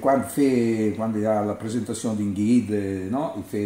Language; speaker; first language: French; non-native, learner; Italian